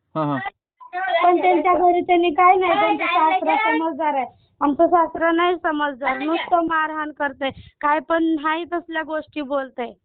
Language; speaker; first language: Marathi; native; Marathi